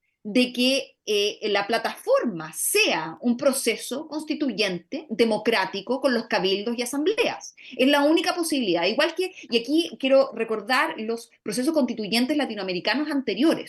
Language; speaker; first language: Spanish; native; Spanish